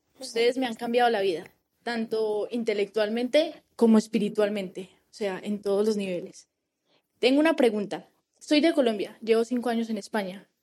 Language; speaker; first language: Spanish; native; Spanish